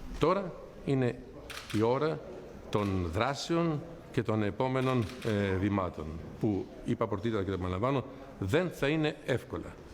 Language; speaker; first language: Greek; native; Greek